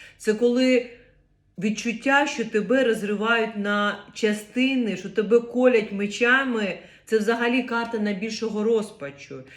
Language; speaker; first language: Ukrainian; non-native, local second language; Russian